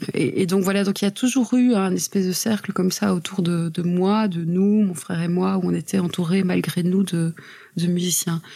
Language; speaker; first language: French; native; French